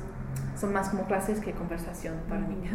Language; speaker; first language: Spanish; non-native, learner; English